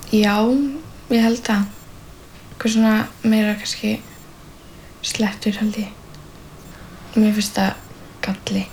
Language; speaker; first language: Icelandic; early bilingual, other home language; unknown